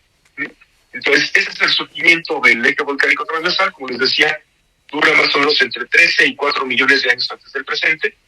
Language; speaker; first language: Spanish; native; Spanish